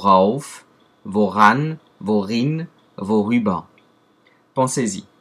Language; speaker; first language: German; non-native, fluent; French